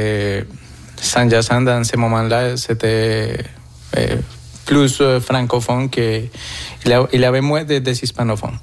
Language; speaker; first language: French; non-native, fluent; Spanish